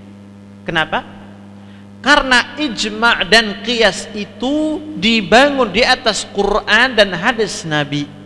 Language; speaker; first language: Indonesian; native; Indonesian